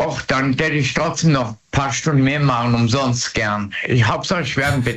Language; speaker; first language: German; native; German